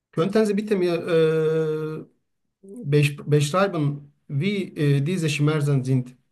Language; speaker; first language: German; non-native, learner; Turkish